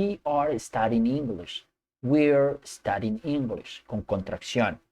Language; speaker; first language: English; non-native, fluent; Spanish